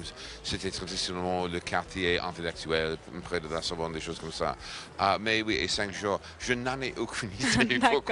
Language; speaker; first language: French; non-native, fluent; English